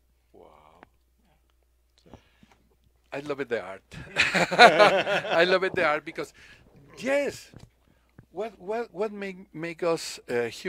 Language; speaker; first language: English; non-native, learner; Spanish